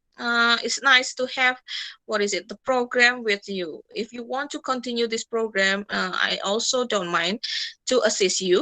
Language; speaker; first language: English; non-native, fluent; Indonesian